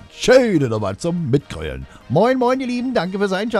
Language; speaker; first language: German; native; German